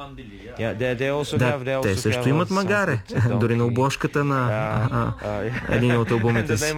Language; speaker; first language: Bulgarian; non-native, fluent; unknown